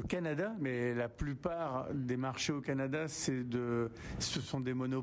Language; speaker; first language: French; native; French